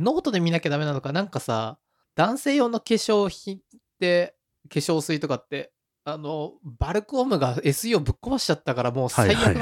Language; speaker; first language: Japanese; native; Japanese